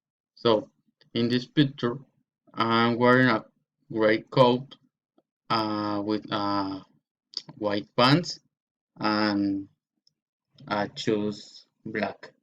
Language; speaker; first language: English; non-native, learner; Spanish